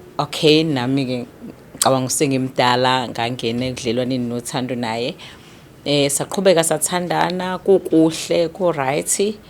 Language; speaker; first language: Zulu; native; Zulu